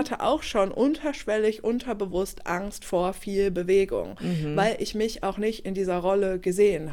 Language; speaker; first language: German; native; German